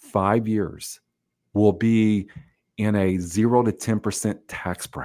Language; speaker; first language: English; native; English